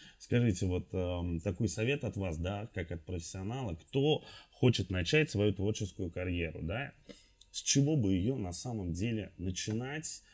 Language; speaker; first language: Russian; native; Russian